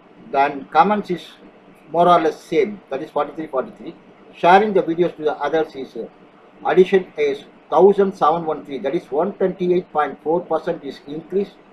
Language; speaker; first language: English; non-native, local second language; Tamil